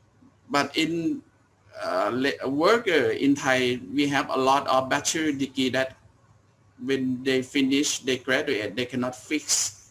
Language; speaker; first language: English; non-native, learner; Thai